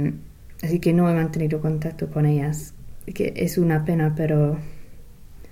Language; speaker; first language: Spanish; non-native, fluent; English